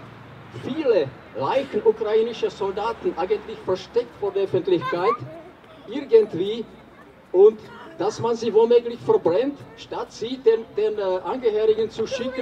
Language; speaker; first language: German; non-native, fluent; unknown